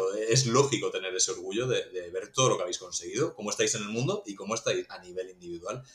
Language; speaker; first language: Spanish; native; Spanish